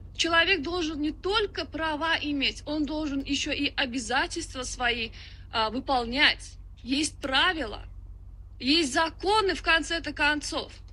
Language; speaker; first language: Russian; non-native, local second language; Turkmen